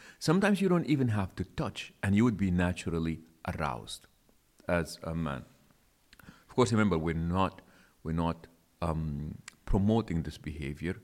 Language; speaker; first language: English; non-native, local second language; Arabic